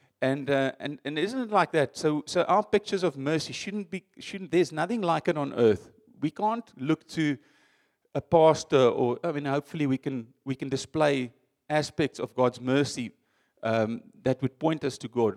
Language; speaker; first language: English; non-native, local second language; Afrikaans